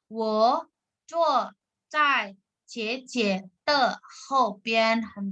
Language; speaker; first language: Chinese; non-native, fluent; Indonesian